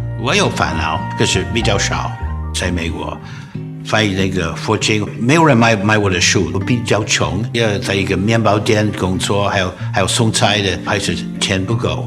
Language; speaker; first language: Chinese; non-native, fluent; English